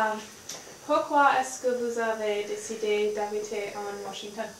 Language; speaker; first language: French; non-native, learner; English